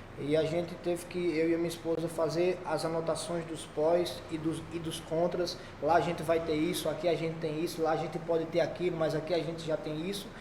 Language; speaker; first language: Portuguese; native; Portuguese